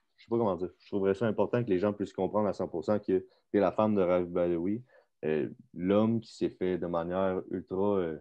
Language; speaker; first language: French; native; French